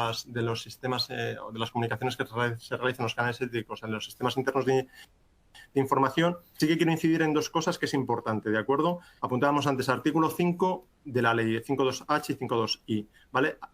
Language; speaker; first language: Spanish; native; Spanish